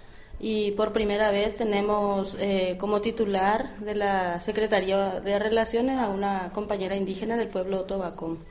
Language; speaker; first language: Spanish; native; Spanish